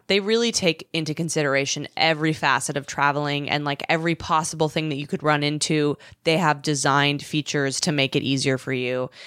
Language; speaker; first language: English; native; English